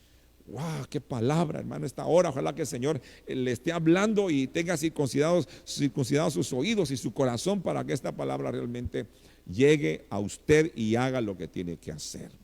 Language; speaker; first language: Spanish; native; Spanish